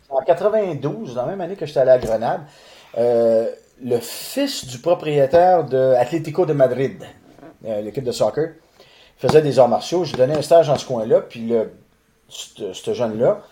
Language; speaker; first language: French; native; French